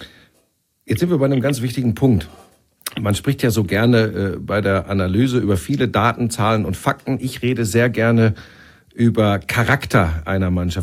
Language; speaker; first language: German; native; German